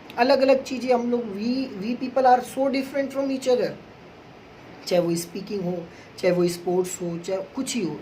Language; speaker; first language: Hindi; native; Hindi